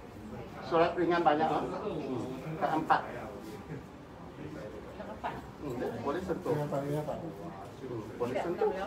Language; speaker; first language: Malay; non-native, local second language; Cantonese